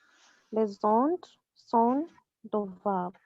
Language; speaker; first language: French; non-native, learner; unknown